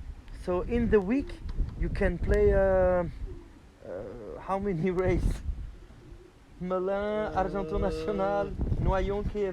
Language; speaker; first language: English; non-native, learner; French